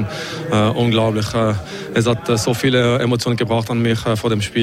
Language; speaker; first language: German; non-native, learner; French